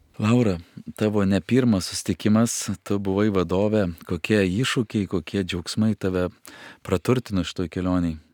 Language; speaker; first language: Lithuanian; native; Lithuanian